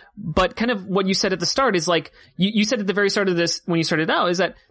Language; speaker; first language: English; native; English